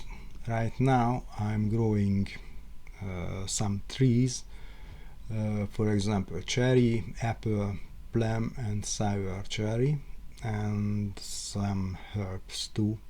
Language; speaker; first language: English; non-native, learner; Hungarian